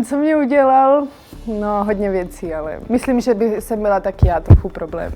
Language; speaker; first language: Czech; early bilingual, heritage; Czech